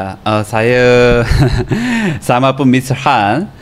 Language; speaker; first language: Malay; non-native, learner; Korean